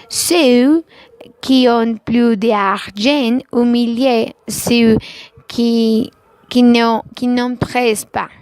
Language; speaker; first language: French; non-native, learner; Spanish